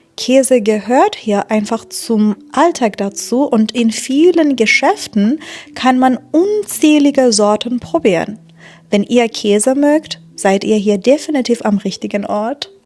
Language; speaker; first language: German; non-native, fluent; Persian